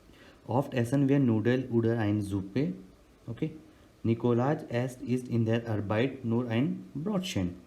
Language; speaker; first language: German; non-native, learner; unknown